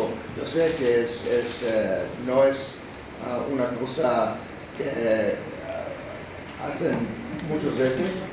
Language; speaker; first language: Spanish; non-native, learner; English